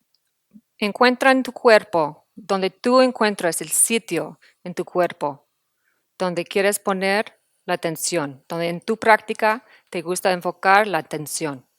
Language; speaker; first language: Spanish; non-native, fluent; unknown